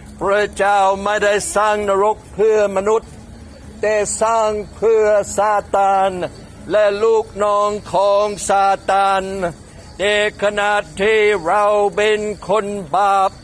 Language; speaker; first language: Thai; non-native, fluent; English